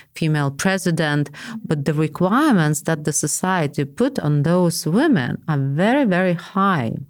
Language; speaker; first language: English; non-native, fluent; Lithuanian